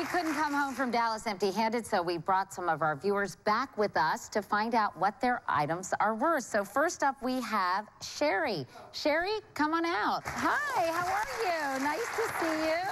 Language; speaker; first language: English; native; English